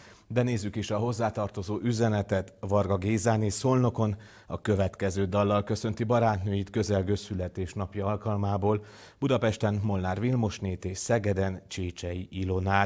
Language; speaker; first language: Hungarian; native; Hungarian